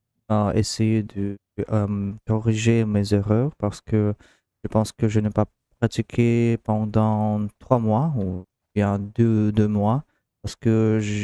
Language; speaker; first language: French; non-native, learner; Russian